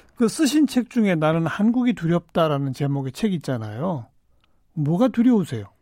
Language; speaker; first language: Korean; native; Korean